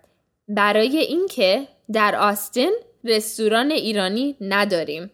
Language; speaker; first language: Persian; early bilingual, heritage; Persian